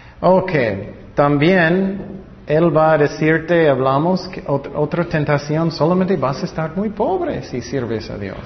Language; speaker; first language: Spanish; non-native, fluent; English